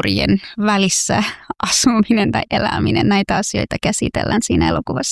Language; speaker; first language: Finnish; non-native, fluent; Persian